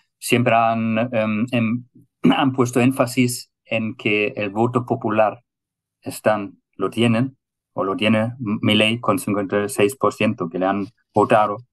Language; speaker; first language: Spanish; non-native, fluent; German